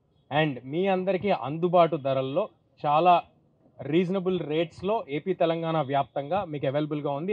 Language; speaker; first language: Telugu; native; Telugu